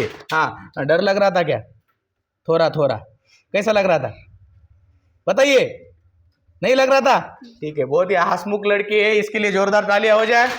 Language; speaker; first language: Hindi; non-native, local second language; Marathi